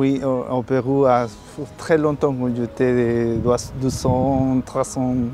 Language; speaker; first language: French; non-native, learner; Spanish